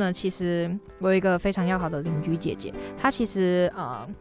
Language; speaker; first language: Chinese; native; Chinese